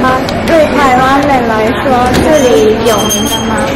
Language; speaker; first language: Chinese; non-native, learner; Japanese